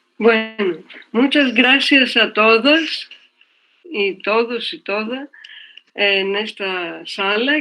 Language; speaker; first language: Spanish; non-native, fluent; Greek